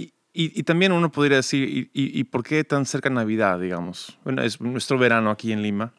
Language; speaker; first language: Spanish; early bilingual, other home language; English